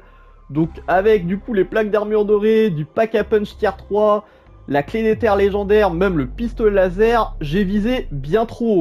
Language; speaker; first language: French; native; French